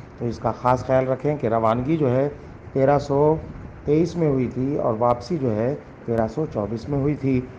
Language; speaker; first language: Urdu; native; Urdu